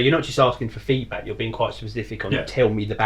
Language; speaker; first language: English; native; English